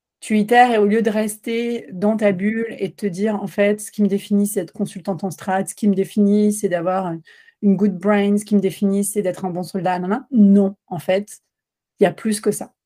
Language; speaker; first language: French; native; French